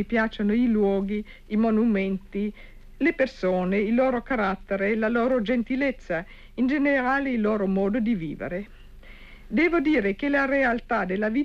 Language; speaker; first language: Italian; non-native, fluent; Czech